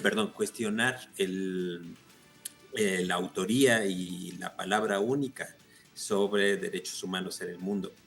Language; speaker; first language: Spanish; native; Spanish